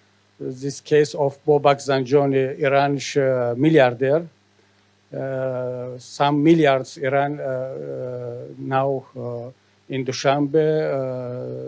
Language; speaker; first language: English; non-native, learner; Tajik